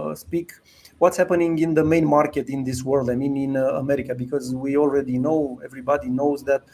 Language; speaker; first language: English; non-native, fluent; Romanian